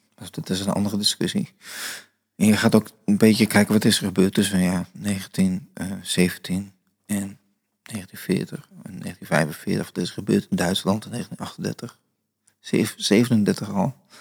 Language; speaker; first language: Dutch; native; Dutch